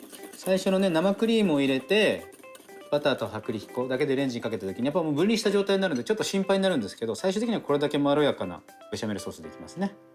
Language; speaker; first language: Japanese; native; Japanese